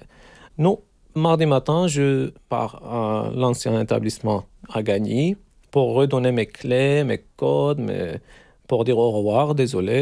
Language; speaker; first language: French; non-native, fluent; Turkish